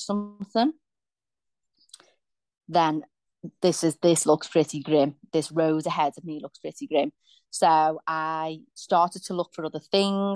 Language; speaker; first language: English; native; English